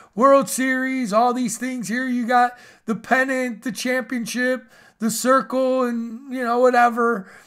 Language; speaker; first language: English; native; English